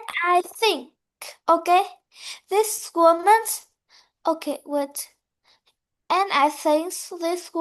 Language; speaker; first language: English; non-native, learner; Vietnamese